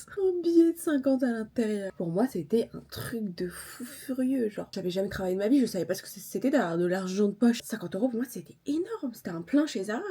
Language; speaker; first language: French; native; French